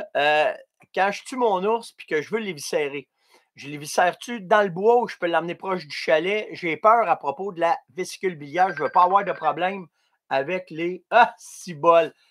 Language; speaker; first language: French; native; French